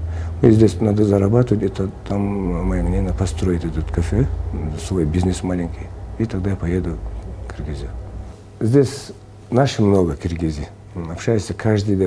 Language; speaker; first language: Russian; non-native, local second language; Kyrgyz